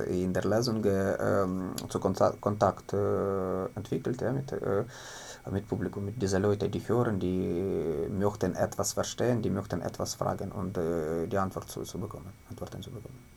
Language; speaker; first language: German; non-native, learner; Ukrainian